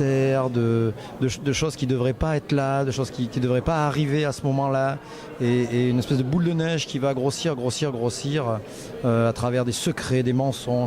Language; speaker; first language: French; native; French